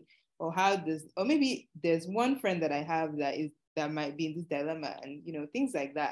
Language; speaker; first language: English; non-native, local second language; Yoruba